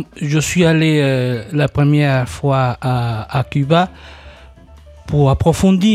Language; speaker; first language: French; non-native, fluent; Spanish